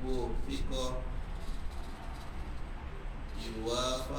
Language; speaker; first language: Arabic; non-native, learner; Indonesian